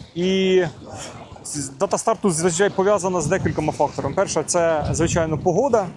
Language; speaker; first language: Ukrainian; native; Ukrainian